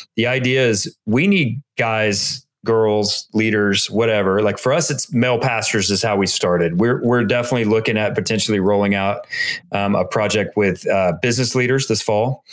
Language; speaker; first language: English; native; English